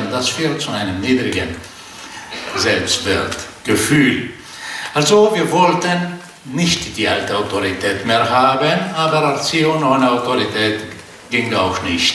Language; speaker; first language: German; non-native, fluent; Portuguese